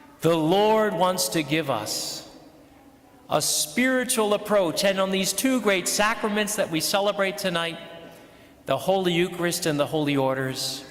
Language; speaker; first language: English; native; English